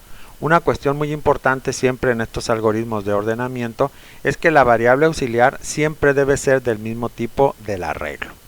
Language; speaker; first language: Spanish; native; Spanish